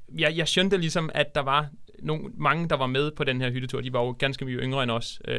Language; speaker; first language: Danish; native; Danish